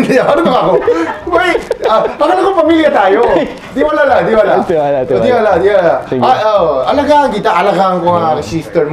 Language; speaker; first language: Filipino; non-native, fluent; Korean